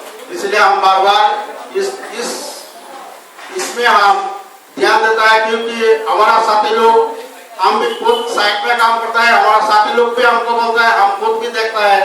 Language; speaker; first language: Hindi; non-native, local second language; Mizo